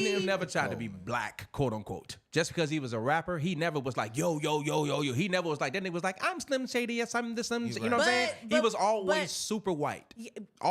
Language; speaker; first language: English; native; English